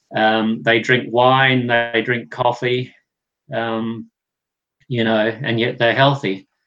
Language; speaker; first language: English; native; English